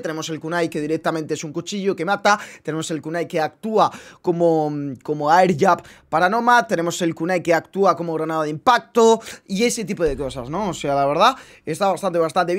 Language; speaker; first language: Spanish; native; Spanish